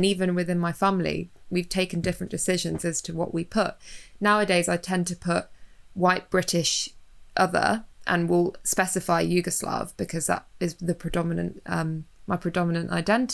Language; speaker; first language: English; native; English